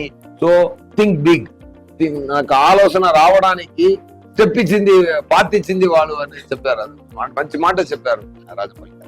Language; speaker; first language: Telugu; non-native, fluent; Tamil